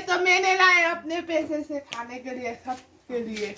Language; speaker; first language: Hindi; non-native, local second language; Nepali